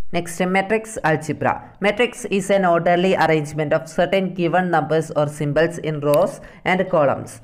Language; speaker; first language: English; non-native, local second language; Malayalam